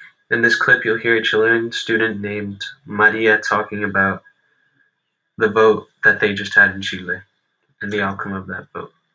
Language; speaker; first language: English; early bilingual, other home language; Spanish